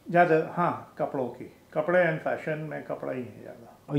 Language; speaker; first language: Hindi; native; Hindi